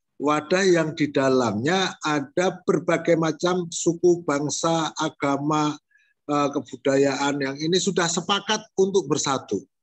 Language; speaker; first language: Indonesian; native; Indonesian